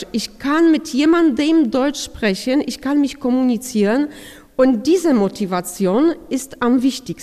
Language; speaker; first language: German; non-native, fluent; Polish